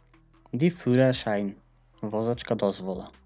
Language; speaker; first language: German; non-native, fluent; Macedonian